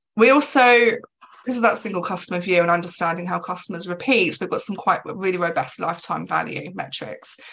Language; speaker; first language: English; native; English